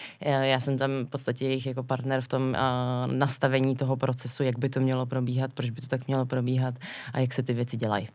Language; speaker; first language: Czech; native; Czech